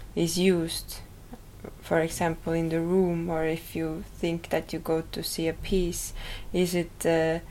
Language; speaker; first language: English; non-native, fluent; Estonian